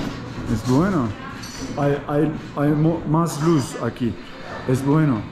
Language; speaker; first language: Spanish; non-native, learner; Turkish